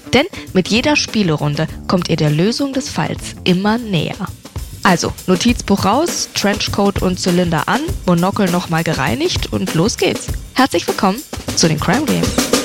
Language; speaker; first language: German; native; German